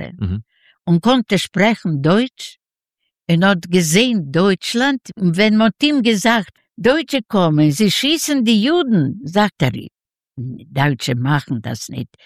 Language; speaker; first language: German; non-native, learner; Yiddish